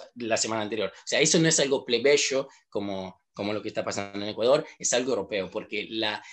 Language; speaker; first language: Spanish; non-native, fluent; Italian